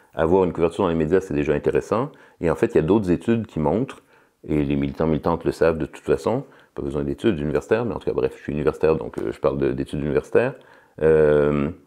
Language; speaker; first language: French; native; French